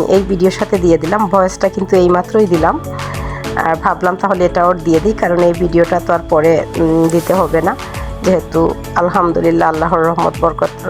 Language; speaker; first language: Bangla; non-native, local second language; Sylheti